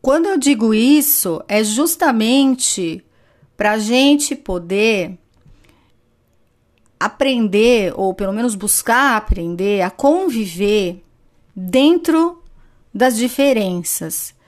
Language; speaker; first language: Portuguese; native; Portuguese